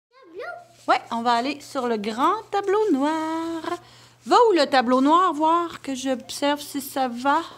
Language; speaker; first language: French; native; French